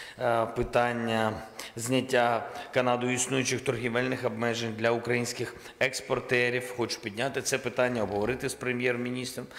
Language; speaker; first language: Ukrainian; non-native, local second language; Russian